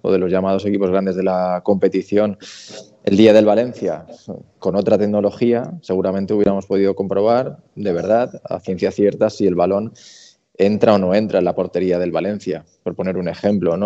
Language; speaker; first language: Spanish; native; Spanish